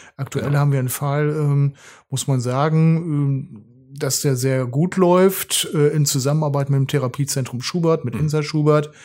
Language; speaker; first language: German; native; German